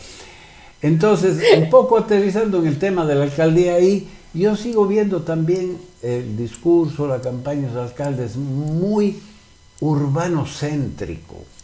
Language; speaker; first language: Spanish; native; Spanish